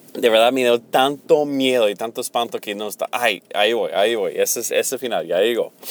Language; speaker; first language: Spanish; non-native, fluent; English